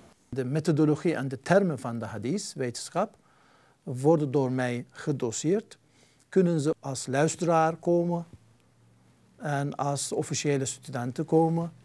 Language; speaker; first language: Dutch; non-native, fluent; Turkish